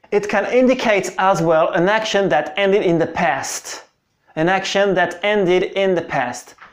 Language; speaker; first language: English; non-native, fluent; French